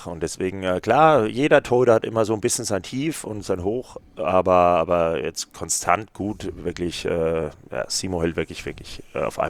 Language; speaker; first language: German; native; German